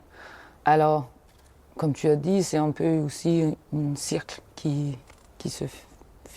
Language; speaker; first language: French; non-native, fluent; German